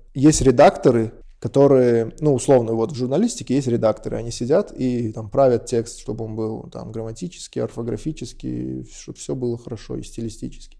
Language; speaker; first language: Russian; non-native, local second language; Uzbek